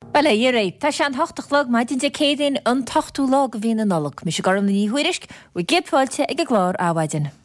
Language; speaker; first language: Irish; native; Irish